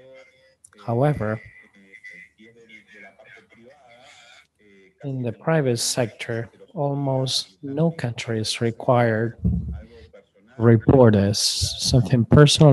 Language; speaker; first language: English; non-native, fluent; Spanish